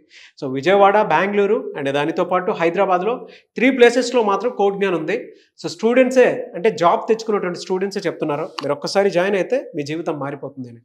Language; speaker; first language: Telugu; native; Telugu